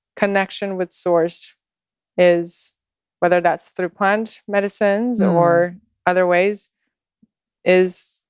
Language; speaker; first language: English; non-native, fluent; Russian